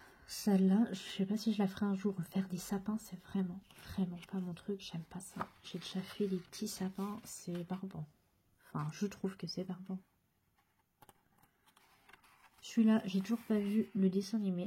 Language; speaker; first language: French; native; French